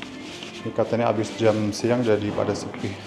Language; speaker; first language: Indonesian; non-native, fluent; Arabic